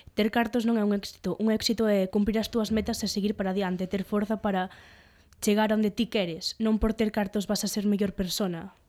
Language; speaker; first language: Galician; non-native, local second language; Spanish